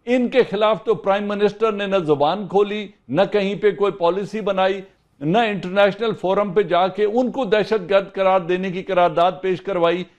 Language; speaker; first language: Urdu; non-native, local second language; Punjabi